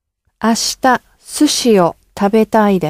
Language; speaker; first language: Japanese; non-native, learner; English